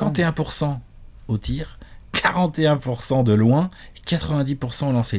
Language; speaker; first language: French; native; French